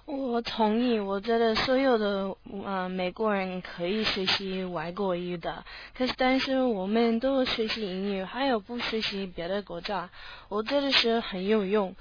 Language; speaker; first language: Chinese; non-native, learner; English